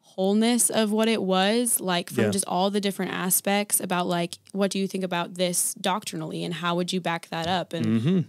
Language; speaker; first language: English; native; English